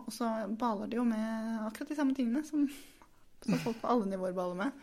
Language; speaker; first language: Norwegian; native; Norwegian